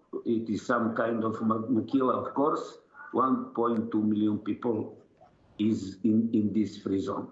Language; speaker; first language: English; non-native, learner; Serbian